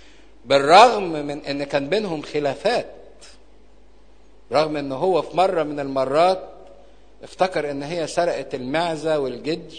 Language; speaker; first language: Arabic; native; Arabic